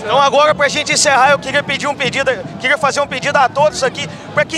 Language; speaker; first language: Portuguese; native; Portuguese